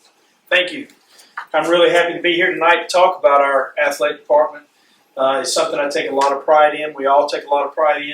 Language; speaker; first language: English; native; English